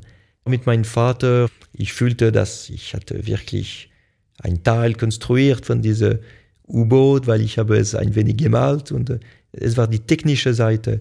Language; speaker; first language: German; non-native, local second language; French